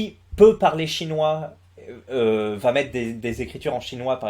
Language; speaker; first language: French; native; French